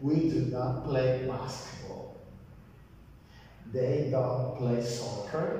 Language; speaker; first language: English; non-native, fluent; Spanish